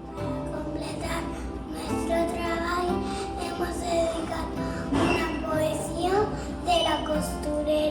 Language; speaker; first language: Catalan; non-native, local second language; Spanish